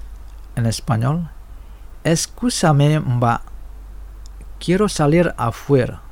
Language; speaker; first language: Spanish; non-native, fluent; Indonesian